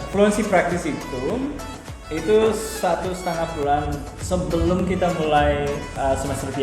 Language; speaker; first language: Indonesian; non-native, fluent; English